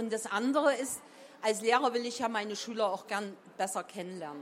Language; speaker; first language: German; native; German